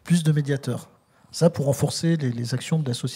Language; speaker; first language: French; native; French